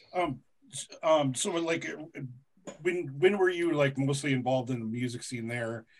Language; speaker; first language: English; native; English